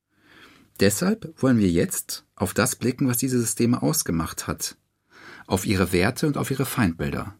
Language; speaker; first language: German; native; German